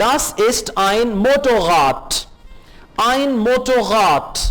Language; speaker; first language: German; non-native, fluent; Urdu